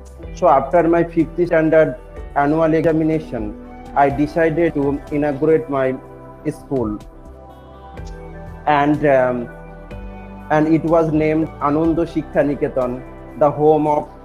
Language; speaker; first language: English; non-native, local second language; Bangla